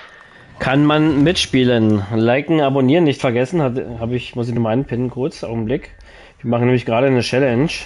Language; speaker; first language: German; native; German